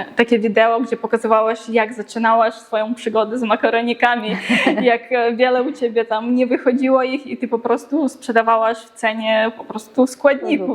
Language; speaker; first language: Polish; native; Polish